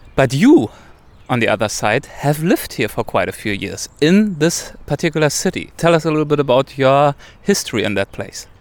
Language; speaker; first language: English; non-native, fluent; Chinese